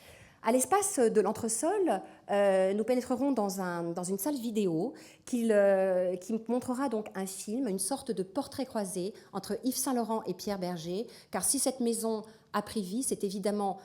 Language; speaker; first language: French; native; French